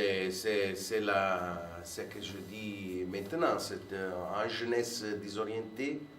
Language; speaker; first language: French; non-native, fluent; Italian